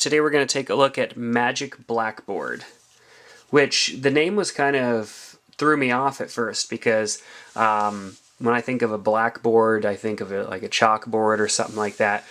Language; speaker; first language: English; native; English